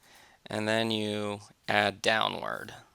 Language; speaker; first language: English; native; English